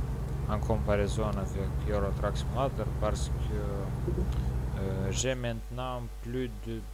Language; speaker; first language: French; non-native, learner; Romanian